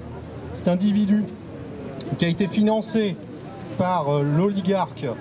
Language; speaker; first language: French; native; French